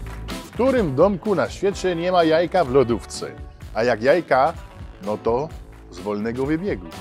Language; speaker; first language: Polish; non-native, fluent; French